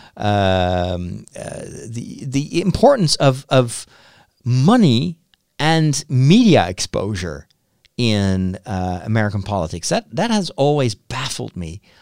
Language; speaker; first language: English; non-native, fluent; Dutch